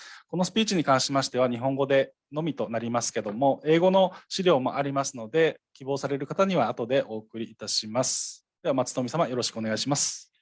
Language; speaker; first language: Japanese; native; Japanese